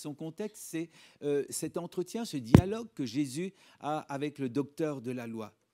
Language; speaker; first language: French; native; French